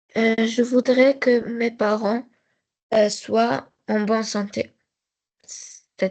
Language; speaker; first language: French; non-native, learner; Arabic